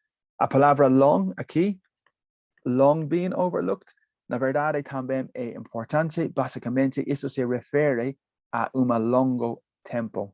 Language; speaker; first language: Portuguese; non-native, learner; English